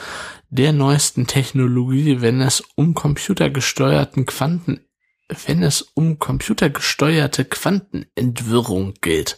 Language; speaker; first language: German; native; German